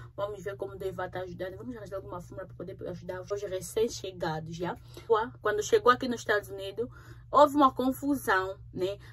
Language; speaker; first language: Portuguese; native; Portuguese